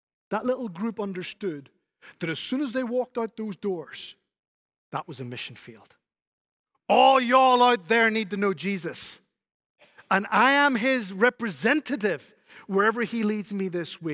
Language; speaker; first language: English; native; English